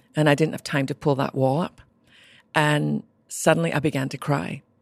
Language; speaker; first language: English; native; English